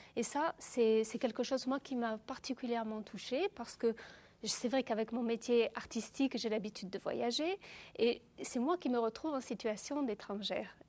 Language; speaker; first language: French; native; French